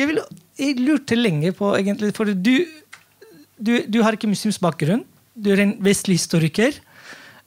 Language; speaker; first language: Norwegian; non-native, fluent; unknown